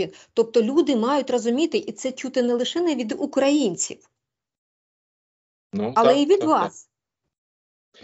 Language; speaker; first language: Ukrainian; native; Ukrainian